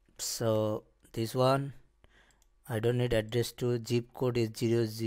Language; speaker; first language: English; non-native, local second language; Bangla